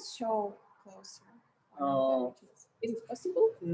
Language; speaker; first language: English; non-native, fluent; Russian